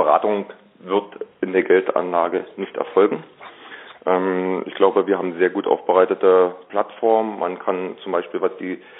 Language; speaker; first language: German; native; German